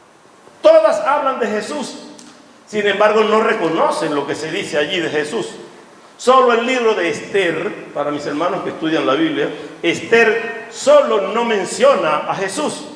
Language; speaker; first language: Spanish; native; Spanish